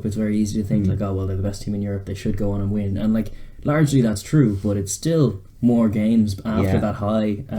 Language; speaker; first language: English; native; English